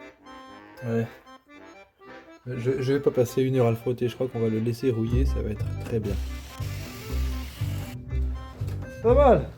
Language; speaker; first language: French; native; French